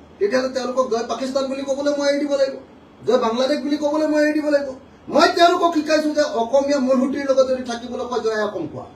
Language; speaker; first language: Assamese; native; Assamese